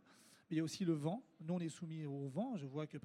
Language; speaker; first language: French; native; French